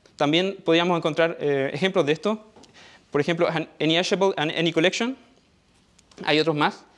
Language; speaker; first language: Spanish; native; Spanish